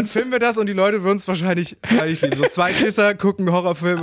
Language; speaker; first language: German; native; German